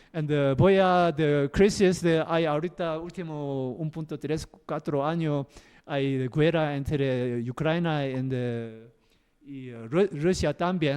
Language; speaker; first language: Spanish; non-native, learner; Korean